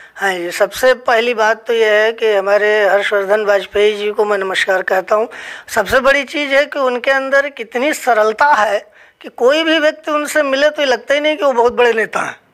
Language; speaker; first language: Hindi; native; Hindi